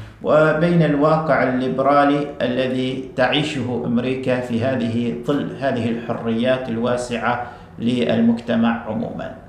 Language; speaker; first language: Arabic; native; Arabic